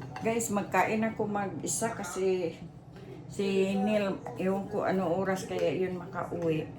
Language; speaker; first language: Filipino; non-native, local second language; Cebuano